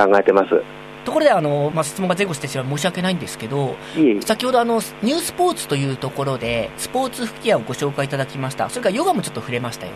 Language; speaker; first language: Japanese; native; Japanese